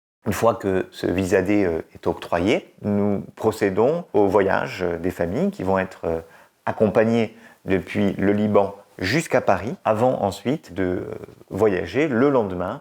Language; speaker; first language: French; native; French